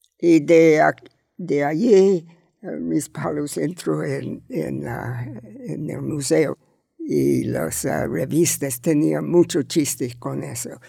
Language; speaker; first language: Spanish; non-native, learner; English